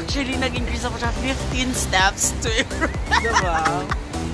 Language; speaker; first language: Filipino; native; Filipino